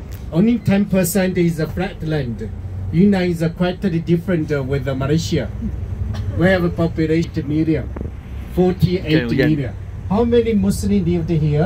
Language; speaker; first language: English; non-native, learner; Chinese